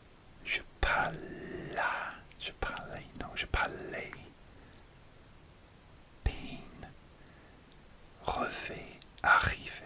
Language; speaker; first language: French; non-native, learner; English